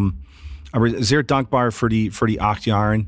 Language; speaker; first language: German; non-native, fluent; English